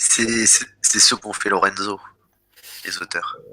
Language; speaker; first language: French; native; French